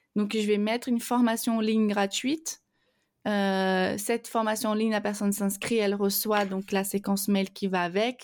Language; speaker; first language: French; non-native, fluent; Portuguese